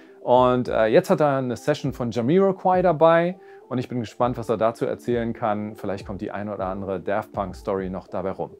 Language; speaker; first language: German; native; German